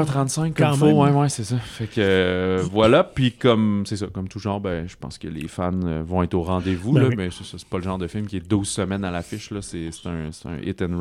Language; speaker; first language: French; native; French